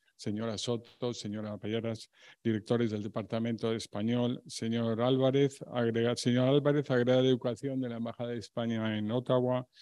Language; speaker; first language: French; non-native, fluent; Spanish